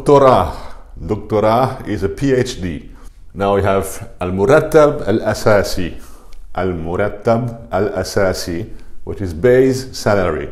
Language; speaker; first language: Arabic; non-native, fluent; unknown